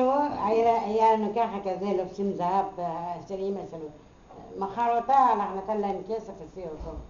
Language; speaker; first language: Hebrew; non-native, learner; Arabic